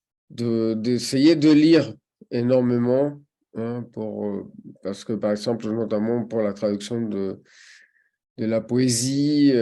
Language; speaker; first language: French; non-native, fluent; Spanish